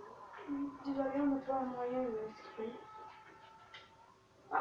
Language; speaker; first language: French; native; French